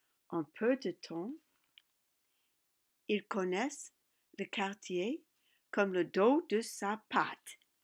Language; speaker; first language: French; non-native, learner; English